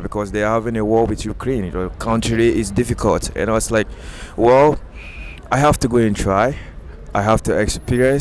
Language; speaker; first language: English; native; English